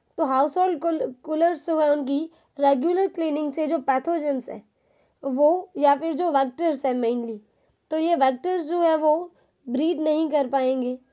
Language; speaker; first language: Hindi; non-native, local second language; Gujarati